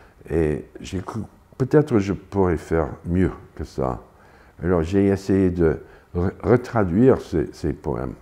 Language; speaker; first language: French; non-native, fluent; English